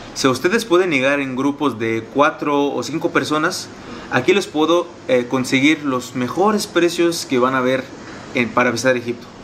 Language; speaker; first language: Spanish; non-native, fluent; Arabic